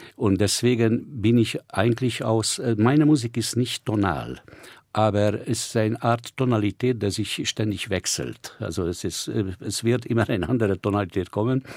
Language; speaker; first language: German; non-native, fluent; Hungarian